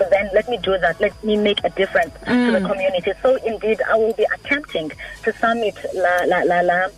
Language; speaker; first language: English; non-native, local second language; Xhosa